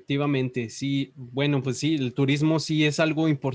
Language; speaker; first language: Spanish; native; Spanish